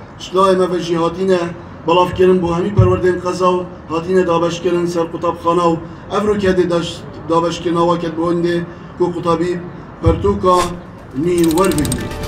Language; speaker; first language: Kurdish; native; Kurdish